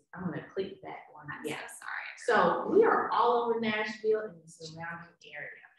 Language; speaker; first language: English; native; English